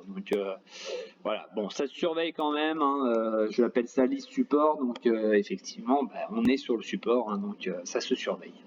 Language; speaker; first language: French; native; French